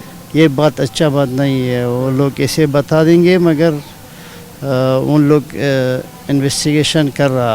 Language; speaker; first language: Hindi; non-native, learner; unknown